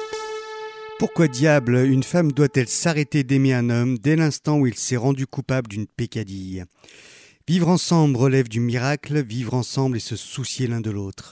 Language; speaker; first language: French; native; French